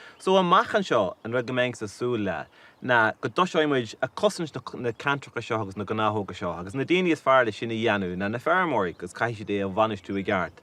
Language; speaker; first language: Irish; native; Irish